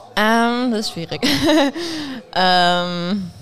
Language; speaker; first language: German; native; German